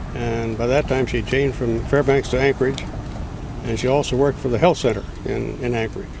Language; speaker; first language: English; native; English